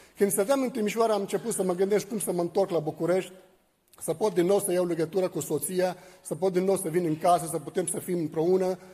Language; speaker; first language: Romanian; non-native, fluent; Arabic